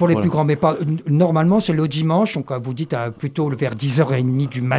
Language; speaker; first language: French; native; French